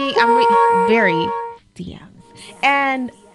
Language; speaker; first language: English; early bilingual, other home language; Spanish